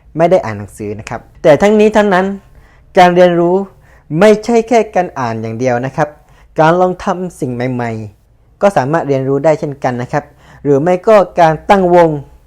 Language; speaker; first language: Thai; native; Thai